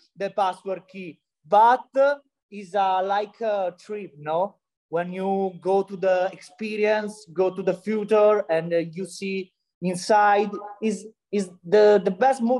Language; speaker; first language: English; non-native, learner; Italian